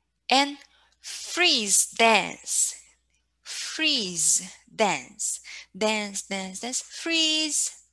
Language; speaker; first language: English; non-native, fluent; Portuguese